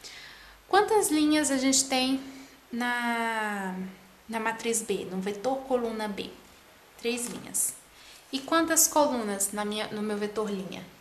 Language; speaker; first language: Portuguese; native; Portuguese